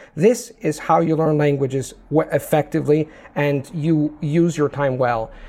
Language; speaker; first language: English; non-native, fluent; Italian